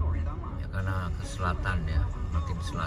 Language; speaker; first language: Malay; non-native, local second language; Javanese